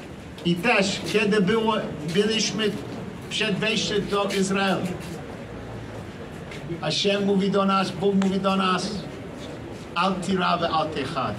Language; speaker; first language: Polish; non-native, learner; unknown